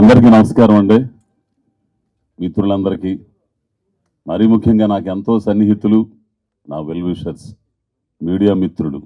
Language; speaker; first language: Telugu; native; Telugu